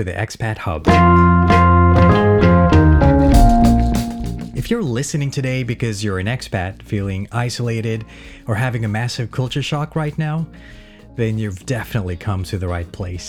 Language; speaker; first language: English; non-native, local second language; Filipino